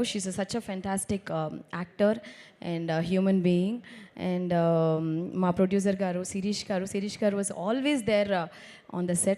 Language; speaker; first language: Telugu; non-native, local second language; Tamil